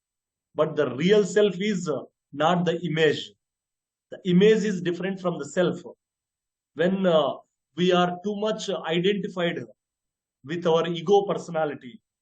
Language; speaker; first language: English; non-native, local second language; Telugu